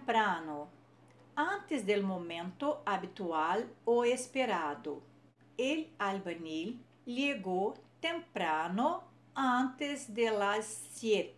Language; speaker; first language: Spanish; non-native, fluent; Portuguese